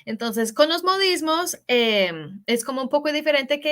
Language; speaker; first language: Spanish; non-native, fluent; English